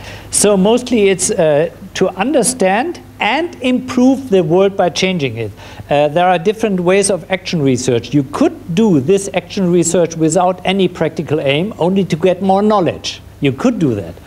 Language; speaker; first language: English; non-native, fluent; German